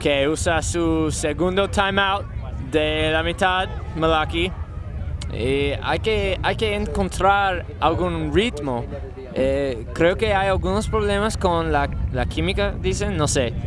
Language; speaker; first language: Spanish; non-native, learner; English